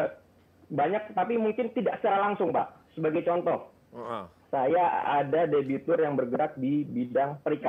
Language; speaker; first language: Indonesian; native; Indonesian